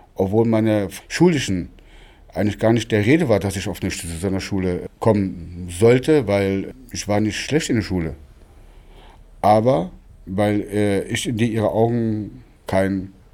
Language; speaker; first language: German; non-native, local second language; Romany